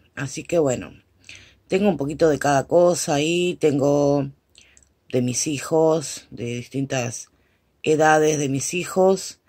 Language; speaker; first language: Spanish; native; Spanish